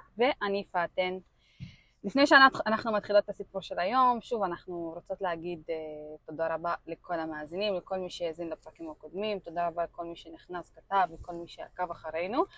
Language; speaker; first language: Hebrew; non-native, local second language; Arabic